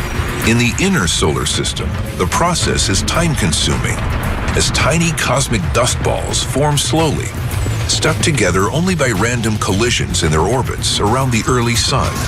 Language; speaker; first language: English; native; English